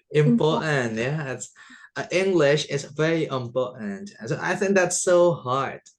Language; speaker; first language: English; non-native, fluent; Indonesian